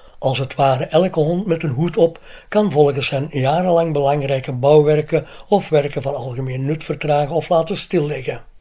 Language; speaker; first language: Dutch; native; Dutch